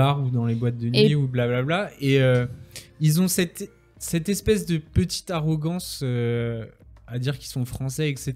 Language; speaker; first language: French; native; French